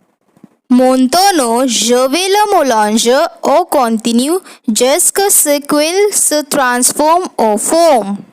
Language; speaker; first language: French; non-native, learner; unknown